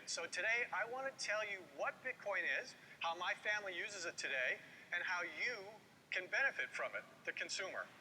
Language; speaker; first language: English; native; English